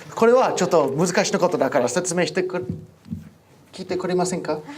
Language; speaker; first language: Japanese; non-native, learner; English